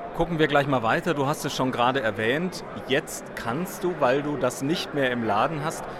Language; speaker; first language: German; native; German